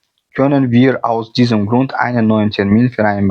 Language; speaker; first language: German; non-native, fluent; Uzbek